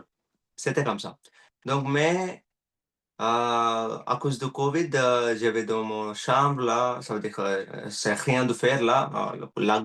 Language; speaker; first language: French; non-native, learner; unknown